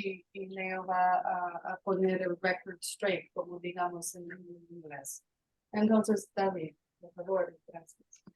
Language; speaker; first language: Spanish; non-native, fluent; English